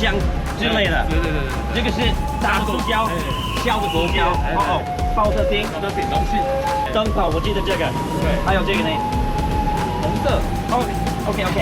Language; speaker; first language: Chinese; non-native, fluent; English